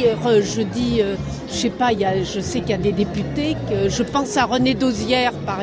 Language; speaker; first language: French; native; French